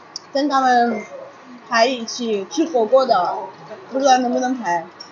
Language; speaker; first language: Chinese; non-native, fluent; Russian